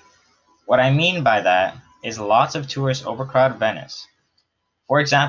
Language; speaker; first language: English; native; English